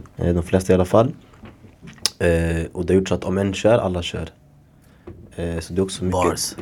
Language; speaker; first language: Swedish; early bilingual, other home language; Somali